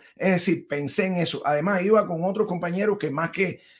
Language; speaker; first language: Spanish; native; Spanish